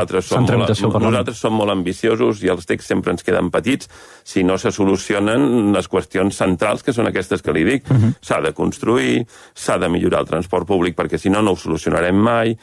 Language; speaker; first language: Catalan; native; Catalan